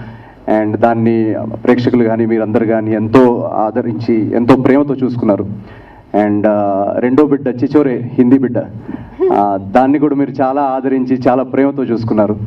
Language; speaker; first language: Telugu; native; Telugu